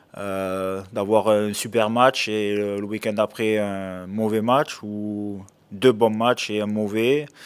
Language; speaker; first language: French; native; French